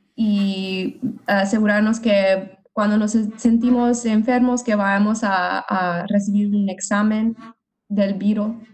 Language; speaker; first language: Spanish; early bilingual, other home language; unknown